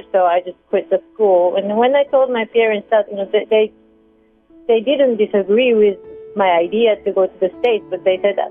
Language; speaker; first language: English; non-native, fluent; Japanese